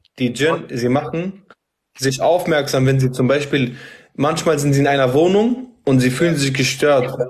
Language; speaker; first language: German; early bilingual, other home language; Arabic